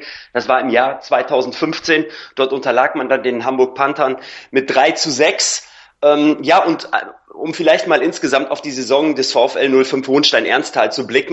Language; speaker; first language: German; native; German